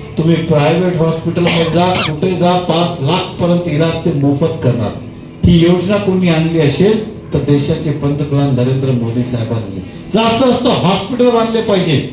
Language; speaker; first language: Marathi; non-native, local second language; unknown